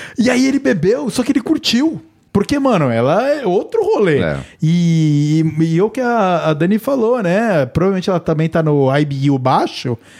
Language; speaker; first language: Portuguese; native; Portuguese